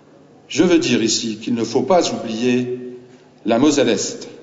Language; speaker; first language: French; native; French